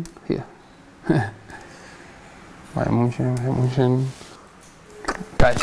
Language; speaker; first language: German; non-native, learner; Spanish